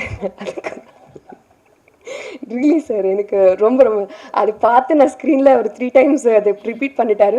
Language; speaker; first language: Tamil; non-native, learner; Telugu